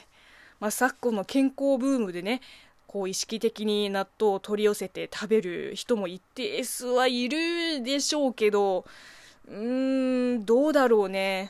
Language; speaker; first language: Japanese; non-native, fluent; Chinese